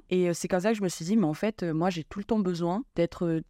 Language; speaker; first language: French; non-native, local second language; Malagasy